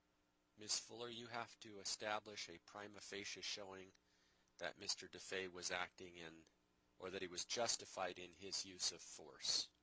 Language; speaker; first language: English; native; English